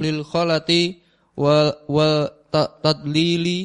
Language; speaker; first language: Arabic; non-native, learner; Indonesian